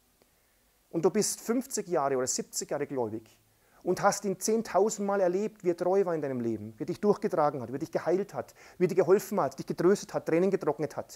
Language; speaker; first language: German; native; German